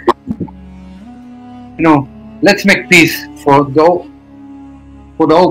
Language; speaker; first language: English; non-native, fluent; Hebrew